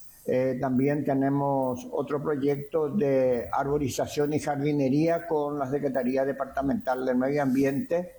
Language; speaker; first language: Spanish; native; Spanish